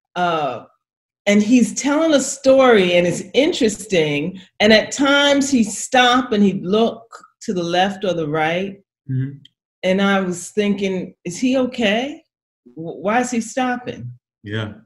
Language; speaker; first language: English; native; English